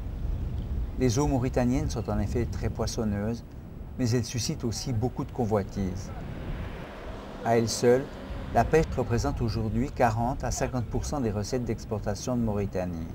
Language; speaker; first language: French; native; French